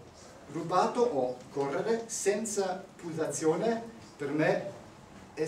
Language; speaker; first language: Italian; non-native, learner; German